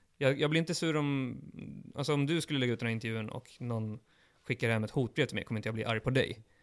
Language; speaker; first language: Swedish; early bilingual, other home language; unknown